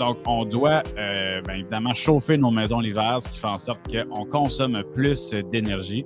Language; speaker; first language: French; native; French